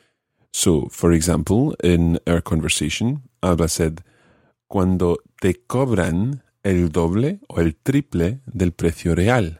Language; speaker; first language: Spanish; non-native, fluent; English